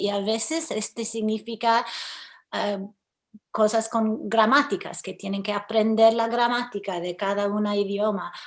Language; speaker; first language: Spanish; early bilingual, heritage; English